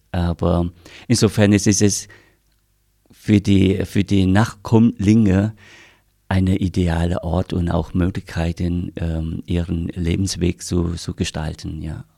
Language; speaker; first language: German; non-native, fluent; Vietnamese